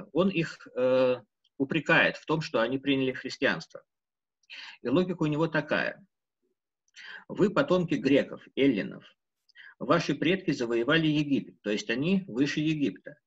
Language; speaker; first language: Russian; native; Russian